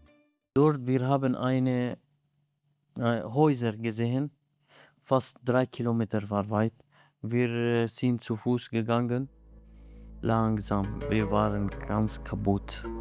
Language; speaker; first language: German; non-native, learner; Arabic